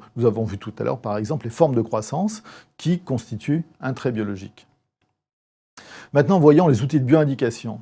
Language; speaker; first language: French; native; French